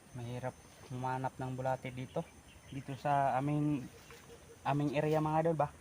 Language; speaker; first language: Filipino; non-native, local second language; Cebuano